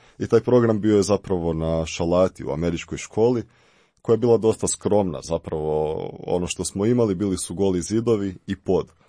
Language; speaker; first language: Croatian; native; Croatian